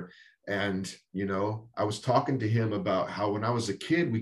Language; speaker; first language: English; native; English